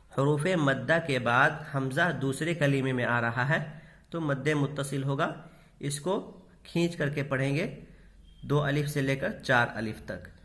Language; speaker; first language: Urdu; native; Urdu